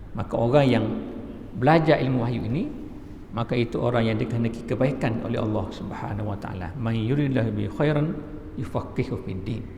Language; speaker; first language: Malay; native; Malay